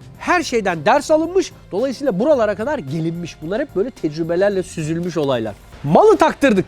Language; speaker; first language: Turkish; native; Turkish